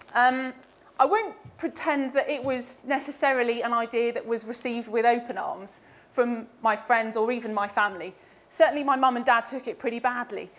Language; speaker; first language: English; native; English